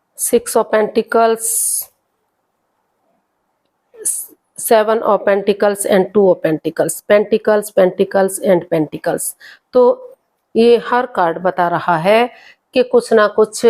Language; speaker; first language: Hindi; native; Hindi